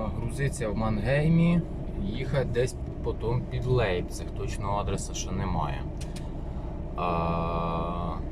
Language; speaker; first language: Ukrainian; native; Ukrainian